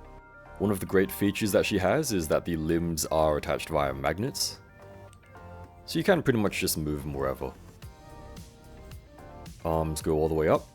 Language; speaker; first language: English; native; English